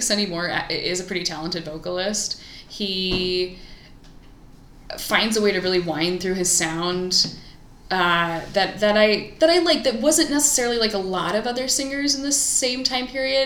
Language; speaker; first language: English; native; English